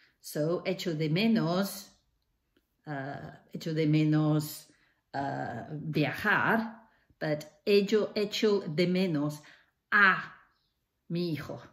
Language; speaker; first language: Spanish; non-native, fluent; English